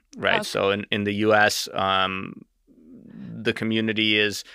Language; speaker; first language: English; native; English